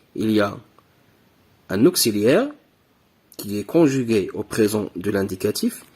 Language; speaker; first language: French; non-native, local second language; Arabic